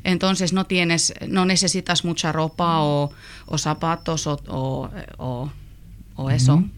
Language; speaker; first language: Spanish; non-native, learner; Finnish